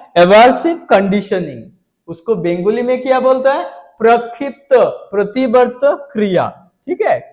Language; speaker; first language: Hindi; non-native, local second language; Bangla